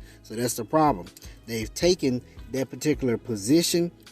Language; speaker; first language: English; native; English